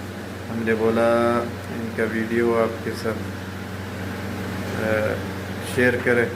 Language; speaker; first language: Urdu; non-native, local second language; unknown